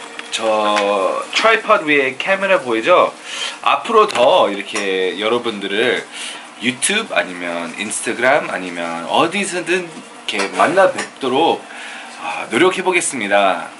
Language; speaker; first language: Korean; early bilingual, heritage; Korean